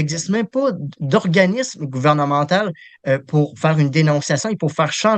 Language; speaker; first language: French; native; French